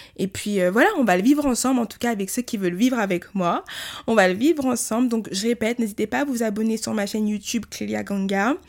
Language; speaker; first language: French; early bilingual, other home language; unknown